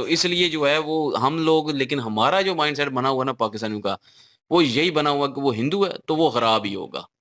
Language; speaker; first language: Urdu; non-native, local second language; Punjabi